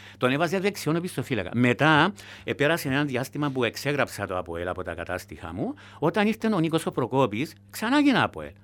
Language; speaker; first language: Greek; native; Greek